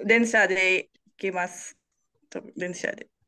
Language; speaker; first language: Japanese; non-native, learner; Indonesian